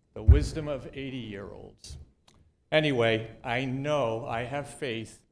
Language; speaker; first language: English; native; English